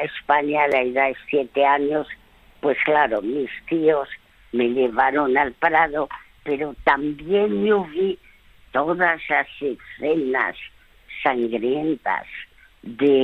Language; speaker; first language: Spanish; early bilingual, other home language; French